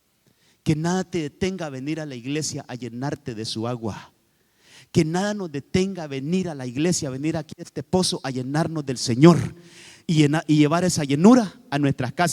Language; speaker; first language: Spanish; native; Spanish